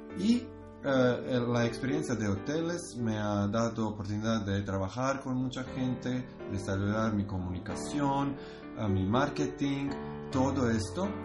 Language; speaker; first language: Spanish; non-native, learner; Croatian